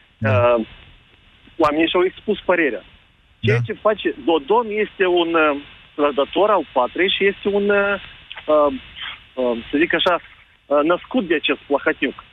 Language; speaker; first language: Romanian; native; Romanian